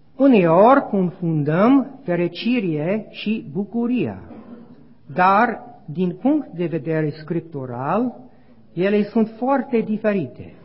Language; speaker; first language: Romanian; non-native, learner; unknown